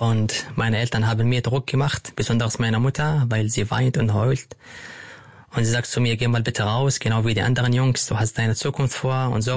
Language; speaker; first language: German; non-native, fluent; Arabic